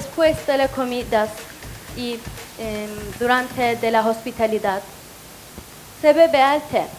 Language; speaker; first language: Spanish; non-native, learner; Turkish